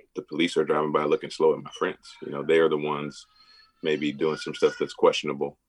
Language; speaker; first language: English; native; English